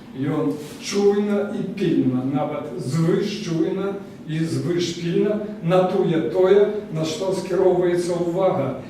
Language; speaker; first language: Belarusian; native; Belarusian